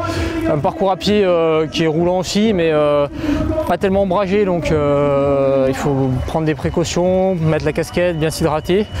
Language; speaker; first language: French; native; French